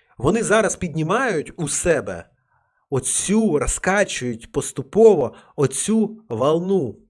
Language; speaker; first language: Ukrainian; non-native, local second language; Russian